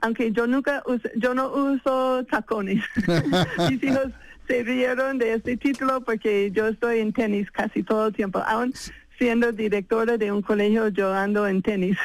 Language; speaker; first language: Spanish; non-native, fluent; English